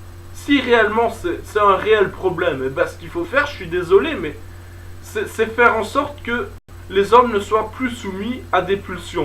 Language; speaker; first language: French; native; French